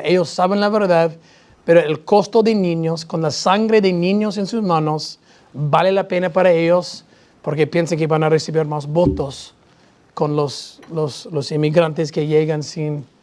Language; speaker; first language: Spanish; non-native, fluent; English